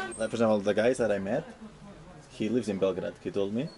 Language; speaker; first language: English; non-native, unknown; Spanish